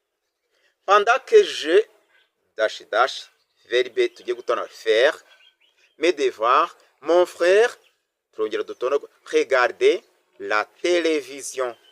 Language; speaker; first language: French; non-native, local second language; Kinyarwanda